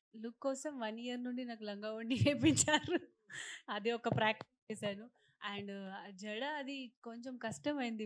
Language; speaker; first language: Telugu; non-native, fluent; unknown